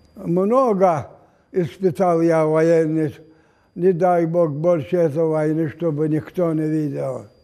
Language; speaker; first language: Russian; non-native, local second language; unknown